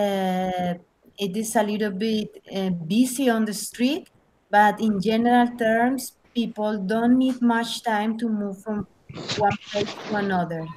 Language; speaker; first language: English; non-native, learner; Spanish